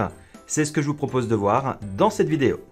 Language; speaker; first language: French; native; French